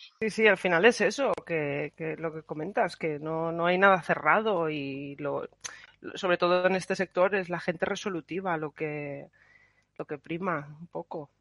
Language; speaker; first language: Spanish; native; Spanish